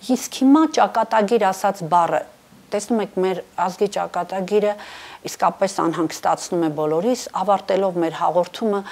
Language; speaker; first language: Armenian; native; Armenian